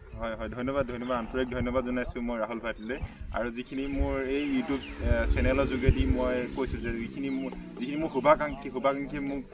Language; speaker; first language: Assamese; native; Assamese